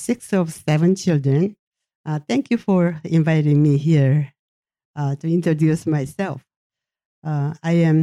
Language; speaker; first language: English; non-native, fluent; Japanese